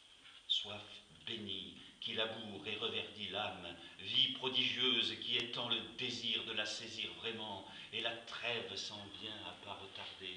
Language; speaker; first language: French; native; French